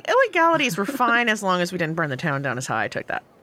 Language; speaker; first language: English; native; English